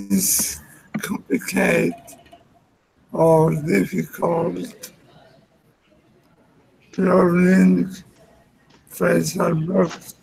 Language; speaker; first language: English; non-native, learner; Spanish